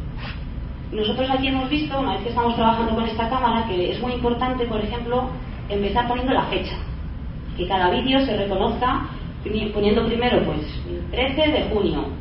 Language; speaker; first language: Spanish; native; Spanish